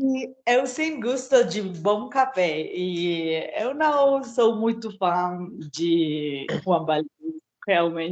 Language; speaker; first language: Portuguese; non-native, learner; Spanish